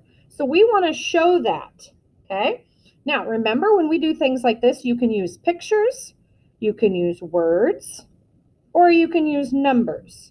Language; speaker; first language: English; native; English